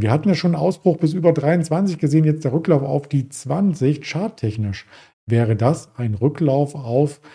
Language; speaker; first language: German; native; German